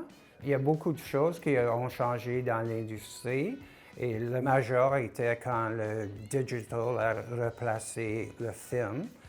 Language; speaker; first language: French; non-native, local second language; English